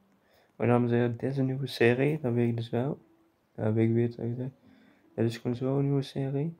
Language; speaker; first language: German; non-native, learner; Dutch